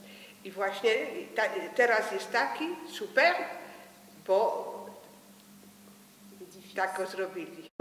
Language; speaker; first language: Polish; early bilingual, heritage; French